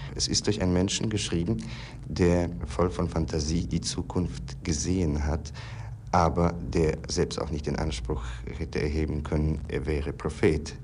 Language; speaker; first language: German; non-native, fluent; Polish